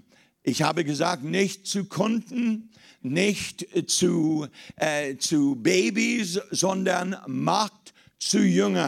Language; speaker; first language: German; non-native, fluent; English